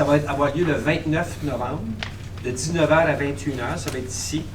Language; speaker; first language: French; native; French